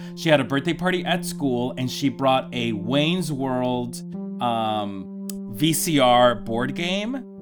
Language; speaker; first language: English; early bilingual, other home language; Spanish